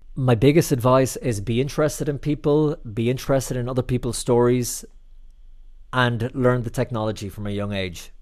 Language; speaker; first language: English; native; English